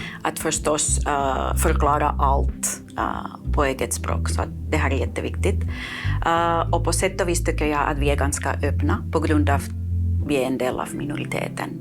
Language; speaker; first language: Swedish; non-native, fluent; Catalan